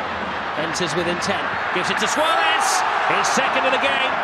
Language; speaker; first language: English; native; English